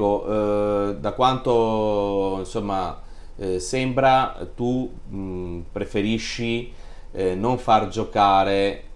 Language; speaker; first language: Italian; native; Italian